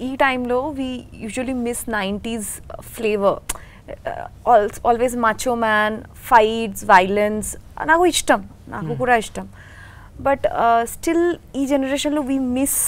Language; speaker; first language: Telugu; non-native, learner; Bangla